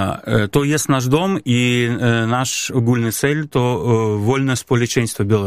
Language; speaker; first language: Polish; non-native, fluent; Belarusian